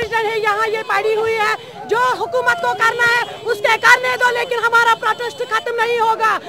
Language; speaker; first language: Hindi; non-native, local second language; Kashmiri